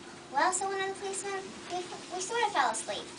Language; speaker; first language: English; native; English